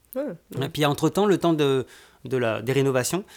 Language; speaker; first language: French; native; French